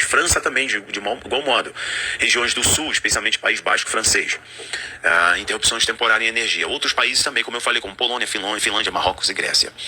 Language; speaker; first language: Portuguese; native; Portuguese